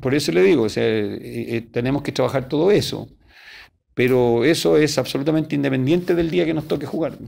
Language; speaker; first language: Spanish; native; Spanish